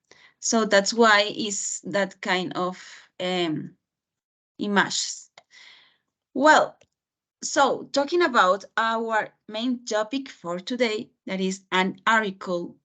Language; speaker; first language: English; non-native, fluent; Spanish